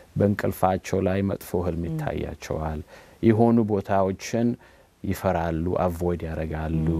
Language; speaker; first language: Amharic; native; Amharic